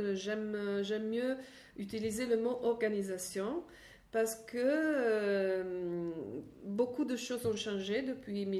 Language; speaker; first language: French; non-native, fluent; Italian